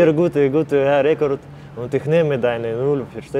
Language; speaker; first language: German; non-native, learner; Russian